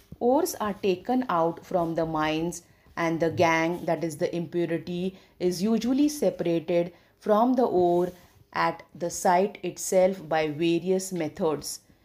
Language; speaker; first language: English; non-native, local second language; Marathi